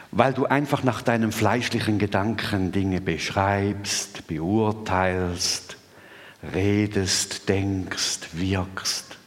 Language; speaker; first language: German; native; German